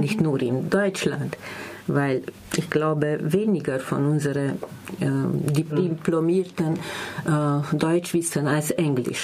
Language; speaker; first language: German; non-native, learner; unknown